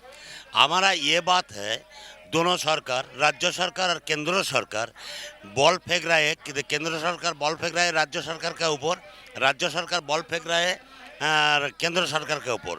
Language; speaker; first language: Hindi; non-native, local second language; Bangla